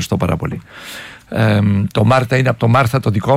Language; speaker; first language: Greek; native; Greek